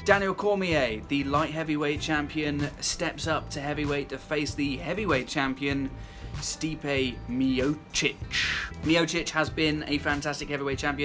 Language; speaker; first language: English; native; English